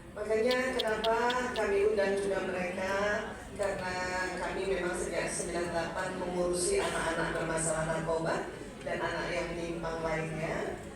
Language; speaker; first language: Indonesian; native; Indonesian